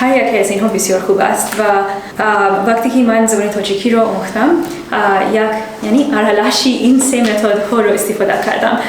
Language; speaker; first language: Persian; non-native, learner; English